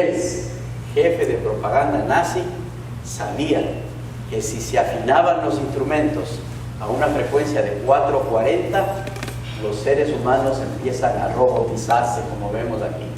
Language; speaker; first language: Spanish; native; Spanish